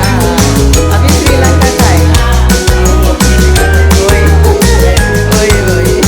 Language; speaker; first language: Hindi; non-native, local second language; Telugu